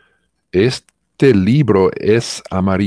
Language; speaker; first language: Spanish; non-native, learner; English